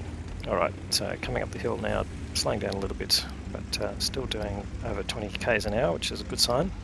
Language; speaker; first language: English; native; English